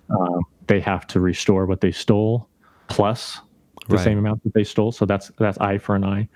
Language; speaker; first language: English; native; English